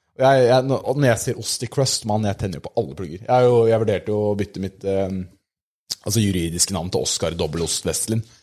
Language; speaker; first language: Norwegian; native; Norwegian